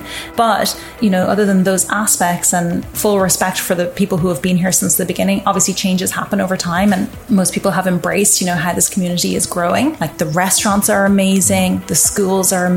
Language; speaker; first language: English; native; English